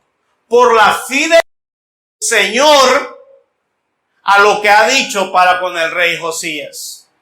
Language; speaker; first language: Spanish; native; Spanish